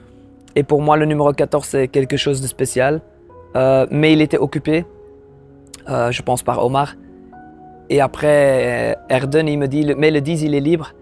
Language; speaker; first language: French; non-native, local second language; Dutch